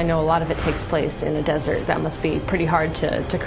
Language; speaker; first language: English; native; English